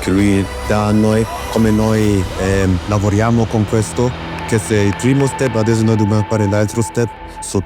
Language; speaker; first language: Italian; non-native, fluent; German